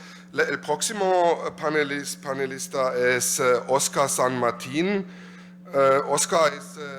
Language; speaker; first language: Spanish; non-native, learner; German